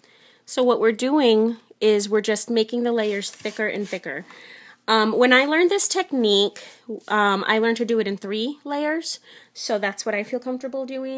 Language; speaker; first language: English; native; English